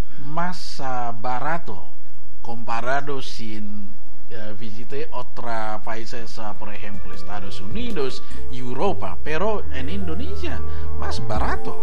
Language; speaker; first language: Spanish; non-native, learner; Indonesian